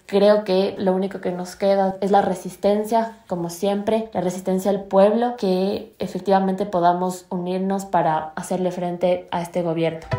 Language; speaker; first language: Spanish; native; Spanish